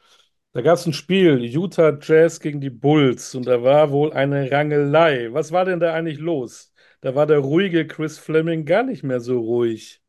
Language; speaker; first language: German; native; German